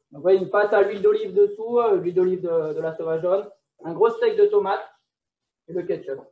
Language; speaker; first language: French; native; French